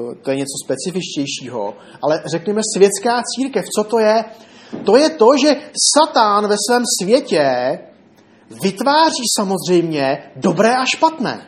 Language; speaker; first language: Czech; native; Czech